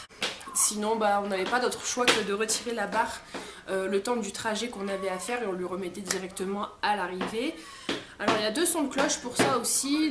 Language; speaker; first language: French; native; French